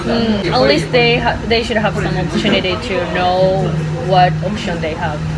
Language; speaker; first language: English; non-native, learner; Japanese